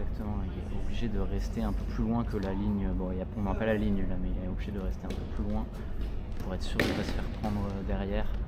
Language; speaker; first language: French; native; French